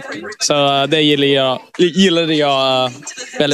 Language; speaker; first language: Swedish; early bilingual, heritage; English